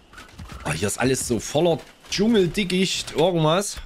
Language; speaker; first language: German; native; German